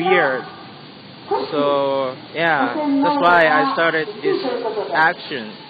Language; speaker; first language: English; non-native, learner; Japanese